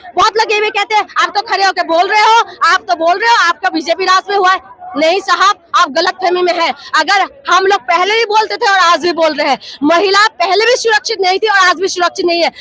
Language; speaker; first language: Hindi; non-native, local second language; Assamese